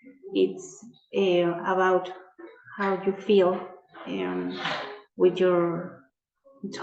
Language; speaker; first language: English; non-native, learner; Spanish